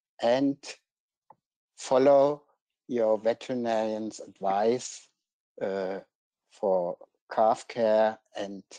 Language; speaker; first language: English; non-native, fluent; German